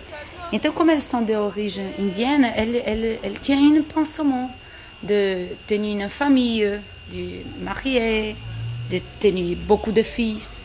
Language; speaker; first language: French; non-native, learner; Portuguese